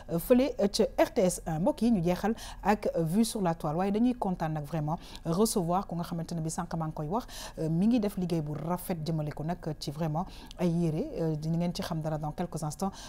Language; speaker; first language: Wolof; native; Wolof